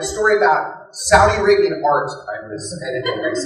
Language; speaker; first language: English; native; English